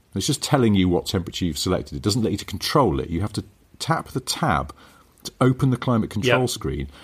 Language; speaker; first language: English; native; English